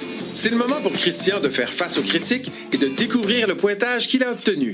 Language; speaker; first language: French; native; French